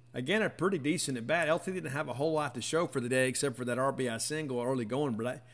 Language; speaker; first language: English; native; English